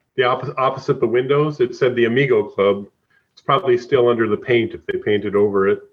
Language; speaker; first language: English; native; English